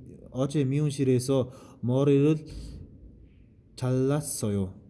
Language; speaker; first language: Korean; non-native, fluent; Mongolian